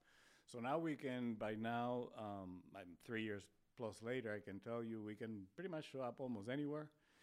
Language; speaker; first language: English; non-native, fluent; Spanish